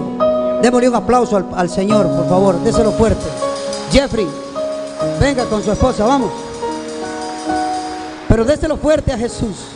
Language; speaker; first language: Spanish; native; Spanish